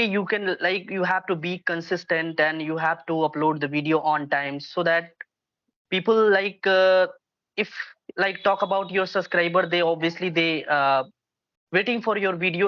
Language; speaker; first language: English; non-native, local second language; Hindi